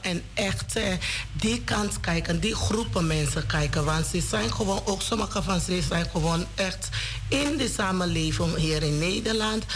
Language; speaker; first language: Dutch; non-native, learner; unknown